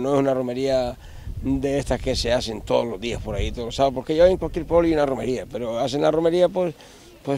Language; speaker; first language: Spanish; native; Spanish